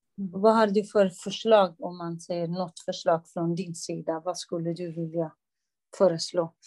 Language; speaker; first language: Swedish; non-native, local second language; Kurdish